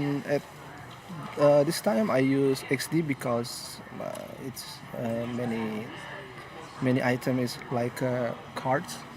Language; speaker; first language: English; non-native, learner; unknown